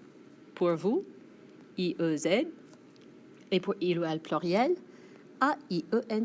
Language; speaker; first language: French; non-native, fluent; English